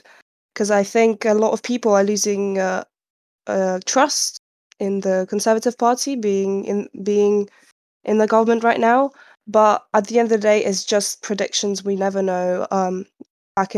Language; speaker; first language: English; non-native, fluent; Ukrainian